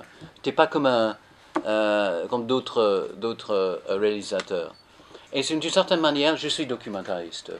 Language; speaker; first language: French; non-native, fluent; English